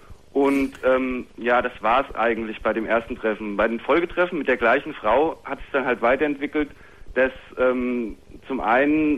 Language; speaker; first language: German; native; German